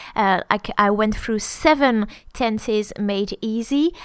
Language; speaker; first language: English; non-native, fluent; French